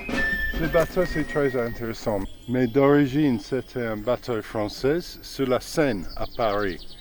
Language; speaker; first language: French; non-native, fluent; English